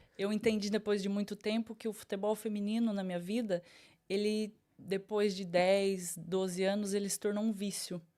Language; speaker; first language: Portuguese; native; Portuguese